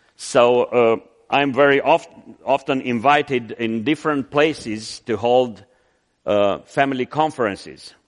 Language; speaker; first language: English; non-native, fluent; Romanian